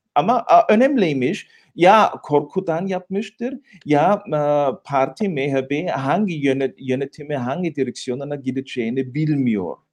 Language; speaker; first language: Turkish; non-native, fluent; German